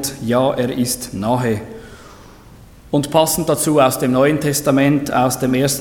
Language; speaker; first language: German; native; German